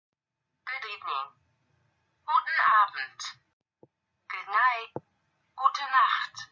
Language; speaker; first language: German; non-native, learner; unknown